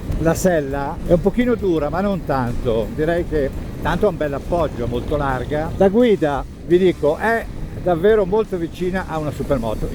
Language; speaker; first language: Italian; native; Italian